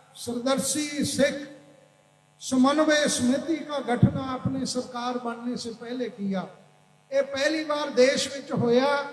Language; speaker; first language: Hindi; non-native, local second language; Punjabi